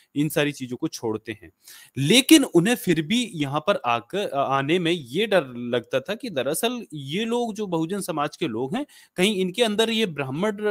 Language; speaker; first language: Hindi; native; Hindi